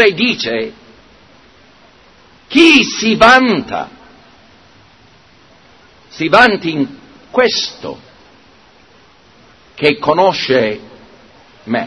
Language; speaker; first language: Italian; non-native, fluent; English